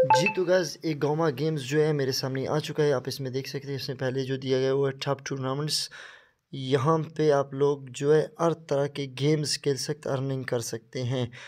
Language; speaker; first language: Urdu; non-native, local second language; Baluchi